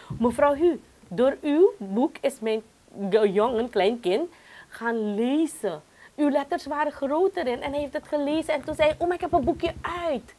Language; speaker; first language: Dutch; non-native, local second language; Caribbean Hindustani